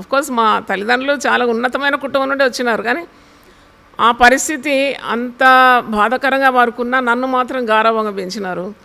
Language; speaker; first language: Telugu; non-native, local second language; Malayalam